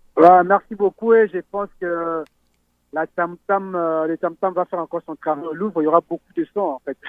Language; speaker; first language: French; non-native, local second language; Lingala